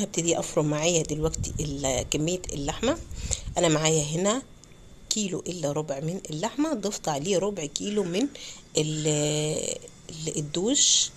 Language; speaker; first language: Arabic; native; Arabic